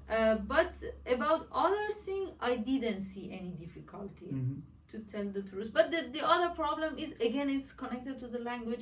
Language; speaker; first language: English; non-native, learner; Persian